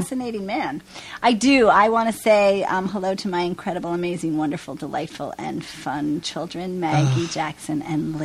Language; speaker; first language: English; native; English